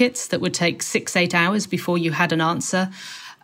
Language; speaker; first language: English; native; English